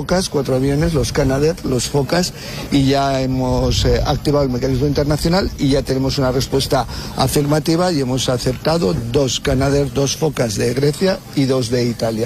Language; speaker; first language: Spanish; native; Spanish